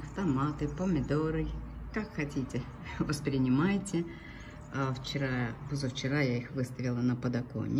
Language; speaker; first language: Russian; native; Russian